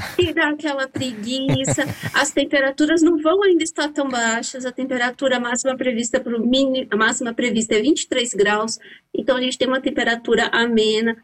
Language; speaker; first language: Portuguese; native; Portuguese